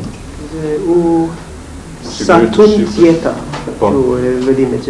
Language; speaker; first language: Albanian; non-native, fluent; English